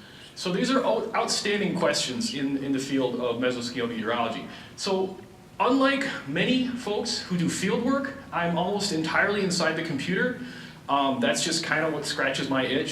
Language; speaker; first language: English; native; English